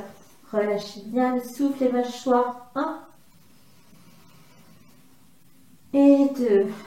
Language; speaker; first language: French; native; French